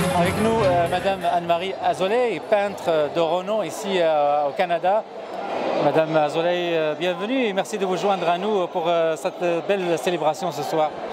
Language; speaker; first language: French; non-native, local second language; Arabic